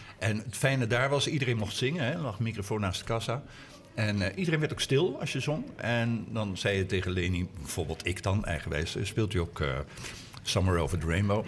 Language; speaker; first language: Dutch; native; Dutch